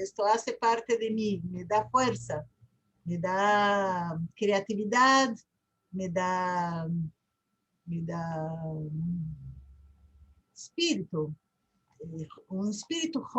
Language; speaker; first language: Spanish; non-native, fluent; Portuguese